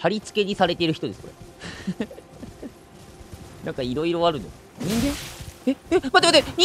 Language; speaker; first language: Japanese; native; Japanese